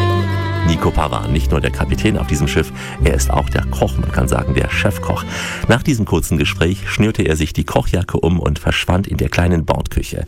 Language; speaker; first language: German; native; German